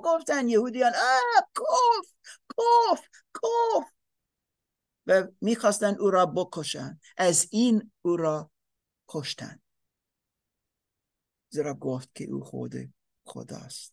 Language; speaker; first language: Persian; non-native, fluent; English